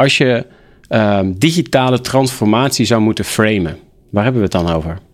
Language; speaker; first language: Dutch; native; Dutch